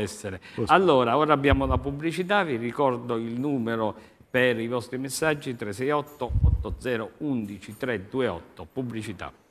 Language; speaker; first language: Italian; native; Italian